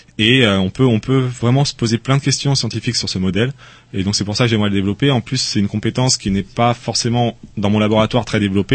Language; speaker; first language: French; native; French